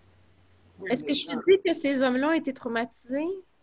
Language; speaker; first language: French; native; French